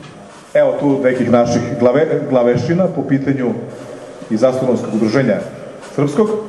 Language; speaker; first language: Serbian; native; Serbian